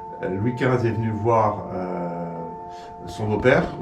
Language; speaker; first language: French; native; French